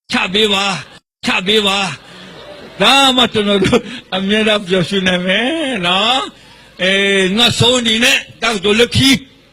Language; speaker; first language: Burmese; non-native, local second language; Karen languages